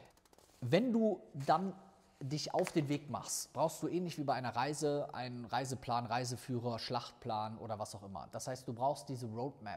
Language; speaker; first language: German; native; German